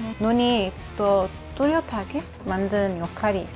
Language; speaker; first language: Korean; non-native, learner; Arabic